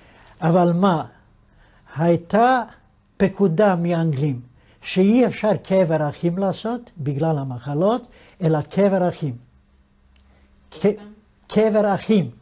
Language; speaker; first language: Hebrew; non-native, fluent; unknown